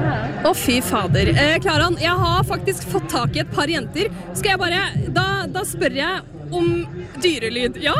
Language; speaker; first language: Norwegian; native; Norwegian